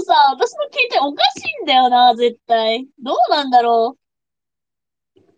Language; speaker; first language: Japanese; non-native, fluent; English